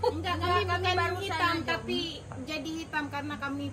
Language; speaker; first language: Indonesian; non-native, learner; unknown